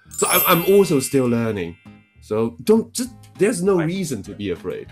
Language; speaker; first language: English; non-native, fluent; Chinese